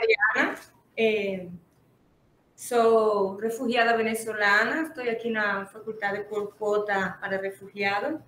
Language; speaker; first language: Portuguese; non-native, fluent; Spanish